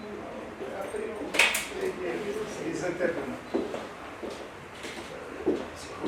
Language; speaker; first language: French; non-native, local second language; Arabic